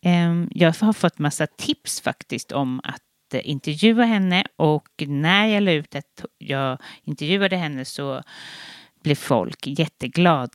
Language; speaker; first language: Swedish; native; Swedish